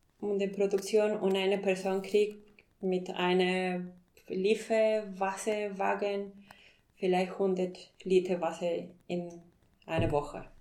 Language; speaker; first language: German; non-native, fluent; Spanish